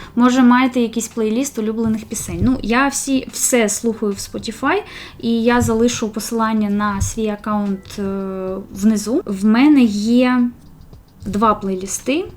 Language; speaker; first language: Ukrainian; non-native, local second language; Russian